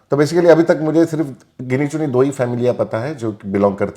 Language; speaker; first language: Hindi; native; Hindi